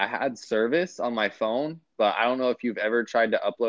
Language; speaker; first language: English; native; English